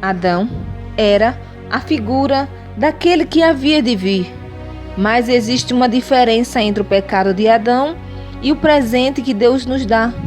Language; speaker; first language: Portuguese; native; Portuguese